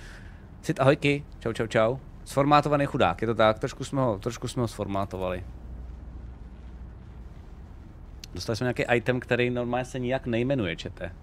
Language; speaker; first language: Czech; native; Czech